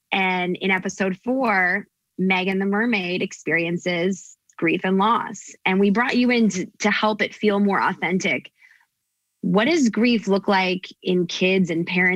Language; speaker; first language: English; native; English